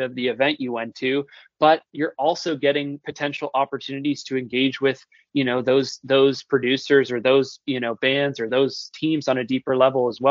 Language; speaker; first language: English; native; English